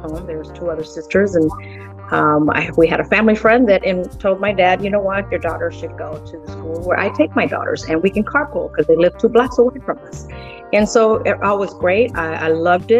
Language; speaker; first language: English; early bilingual, other home language; Spanish